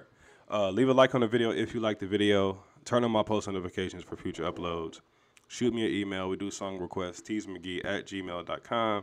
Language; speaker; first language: English; native; English